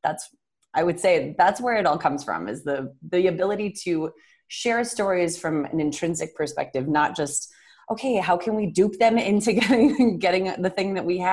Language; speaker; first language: English; native; English